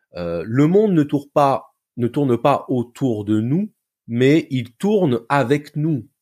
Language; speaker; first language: French; native; French